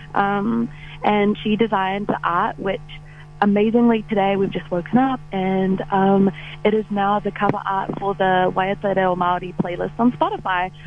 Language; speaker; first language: English; native; English